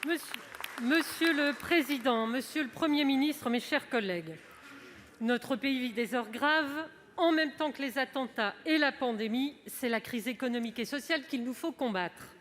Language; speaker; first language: French; native; French